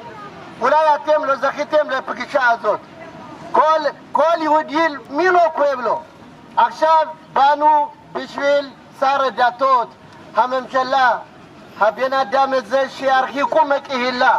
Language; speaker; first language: Hebrew; non-native, learner; Amharic